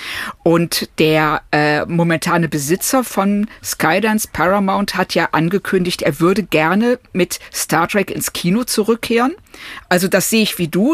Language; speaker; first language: German; native; German